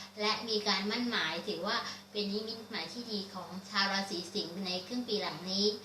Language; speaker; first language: Thai; native; Thai